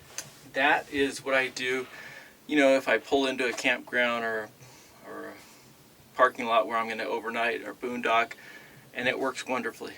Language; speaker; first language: English; native; English